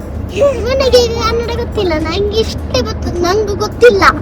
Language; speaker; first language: Kannada; non-native, local second language; Tulu